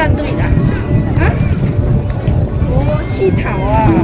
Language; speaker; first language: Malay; non-native, local second language; Chinese